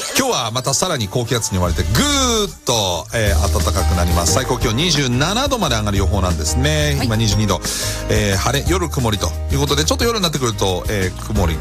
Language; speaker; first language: Japanese; non-native, fluent; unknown